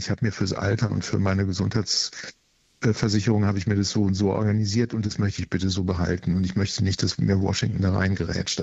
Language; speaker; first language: German; native; German